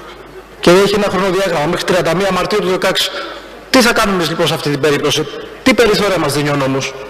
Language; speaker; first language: Greek; native; Greek